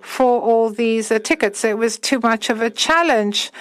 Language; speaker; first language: English; non-native, fluent; German